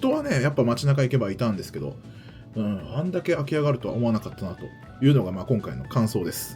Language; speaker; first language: Japanese; native; Japanese